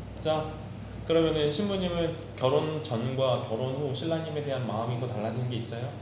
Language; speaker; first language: Korean; native; Korean